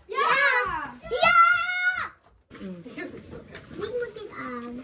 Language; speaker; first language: Dutch; early bilingual, other home language; Filipino